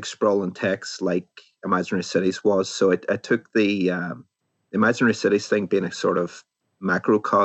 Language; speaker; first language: English; native; English